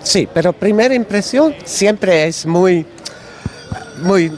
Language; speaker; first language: Spanish; non-native, learner; Dutch